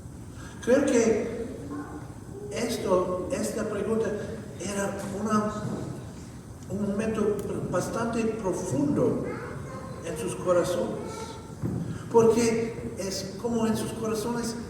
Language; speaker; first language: Spanish; non-native, fluent; English